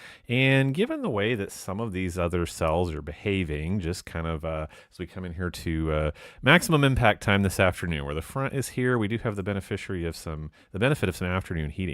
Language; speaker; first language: English; native; English